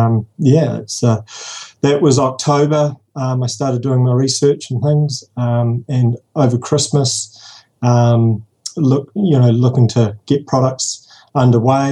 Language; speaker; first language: English; native; English